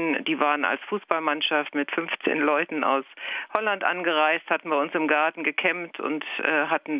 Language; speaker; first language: German; native; German